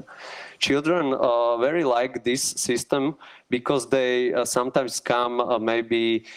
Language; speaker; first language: English; non-native, learner; Slovak